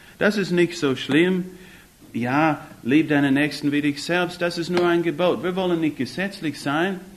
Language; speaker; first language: German; non-native, fluent; English